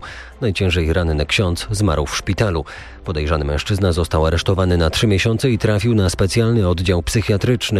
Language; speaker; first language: Polish; native; Polish